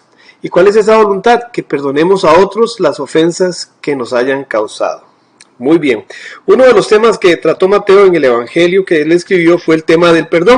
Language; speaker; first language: Spanish; native; Spanish